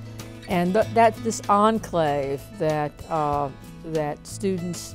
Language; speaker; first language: English; native; English